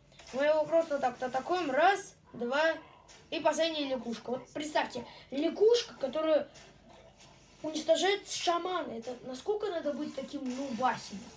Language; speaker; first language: Russian; native; Russian